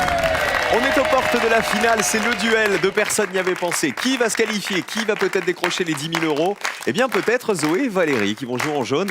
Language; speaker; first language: French; native; French